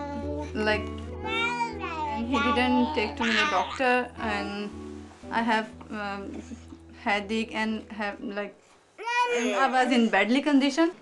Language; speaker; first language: English; non-native, learner; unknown